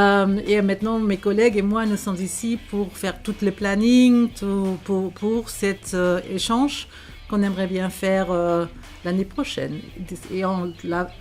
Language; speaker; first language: French; non-native, fluent; German